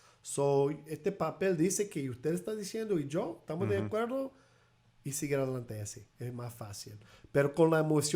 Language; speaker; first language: Spanish; early bilingual, heritage; Spanish